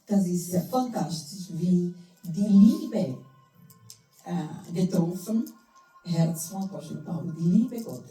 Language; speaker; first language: German; non-native, learner; Portuguese